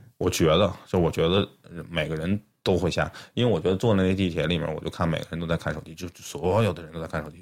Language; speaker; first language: Chinese; native; Chinese